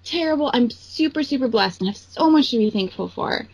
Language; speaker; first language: English; native; English